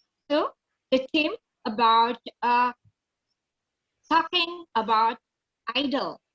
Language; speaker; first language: English; non-native, learner; Indonesian